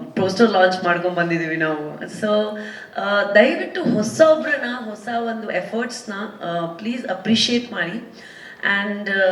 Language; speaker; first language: Kannada; non-native, local second language; Punjabi